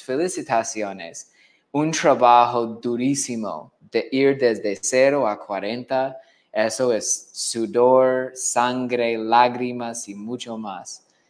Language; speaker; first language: Spanish; non-native, fluent; English